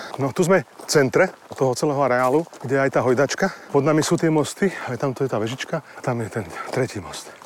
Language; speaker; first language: Slovak; native; Slovak